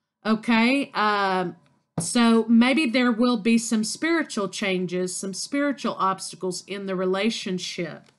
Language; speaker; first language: English; native; English